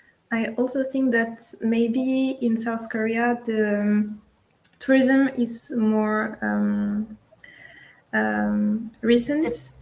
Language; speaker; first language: English; non-native, fluent; French